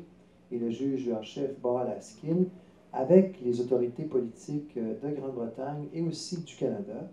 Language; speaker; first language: French; native; French